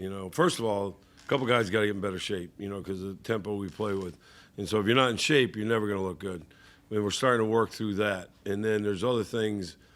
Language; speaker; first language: English; native; English